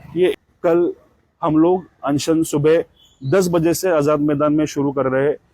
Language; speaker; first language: Hindi; non-native, local second language; Marathi